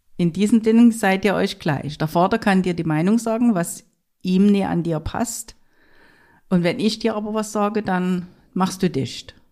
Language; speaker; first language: German; native; German